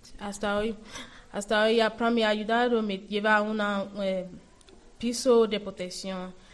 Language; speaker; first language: Spanish; non-native, learner; Yoruba